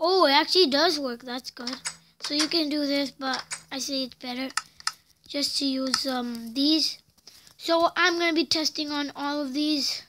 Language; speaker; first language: English; native; English